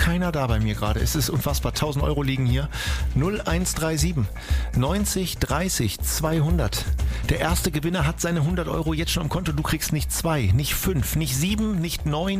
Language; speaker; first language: German; native; German